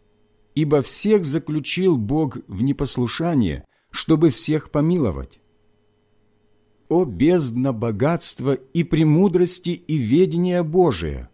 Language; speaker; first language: Russian; native; Russian